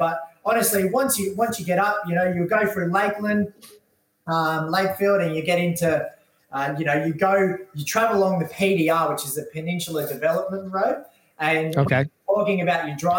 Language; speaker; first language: English; native; English